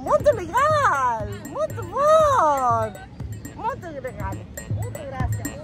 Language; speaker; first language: Portuguese; non-native, learner; Spanish